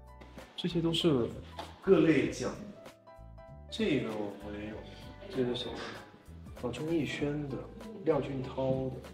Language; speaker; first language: Chinese; native; Chinese